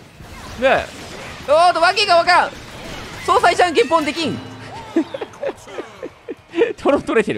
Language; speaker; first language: Japanese; native; Japanese